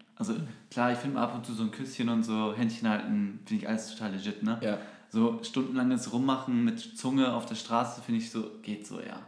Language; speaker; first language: German; early bilingual, other home language; Turkish